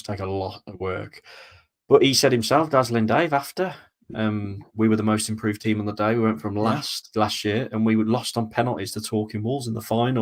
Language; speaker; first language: English; native; English